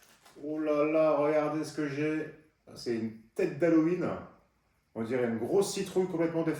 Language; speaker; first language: French; native; French